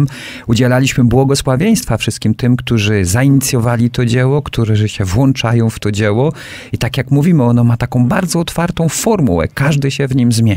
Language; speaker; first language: Polish; native; Polish